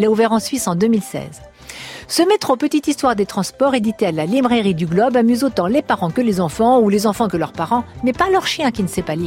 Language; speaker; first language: French; native; French